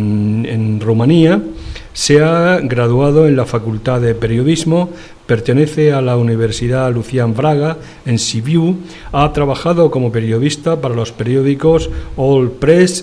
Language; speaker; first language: Spanish; native; Spanish